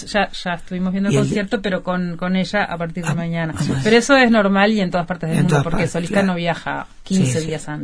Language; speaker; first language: Spanish; native; Spanish